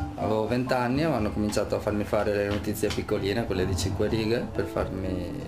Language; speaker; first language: Italian; native; Italian